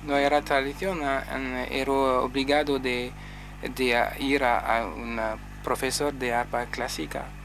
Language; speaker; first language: Spanish; non-native, learner; French